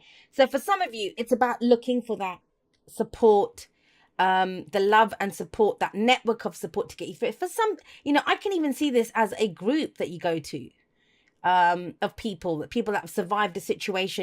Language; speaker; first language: English; native; English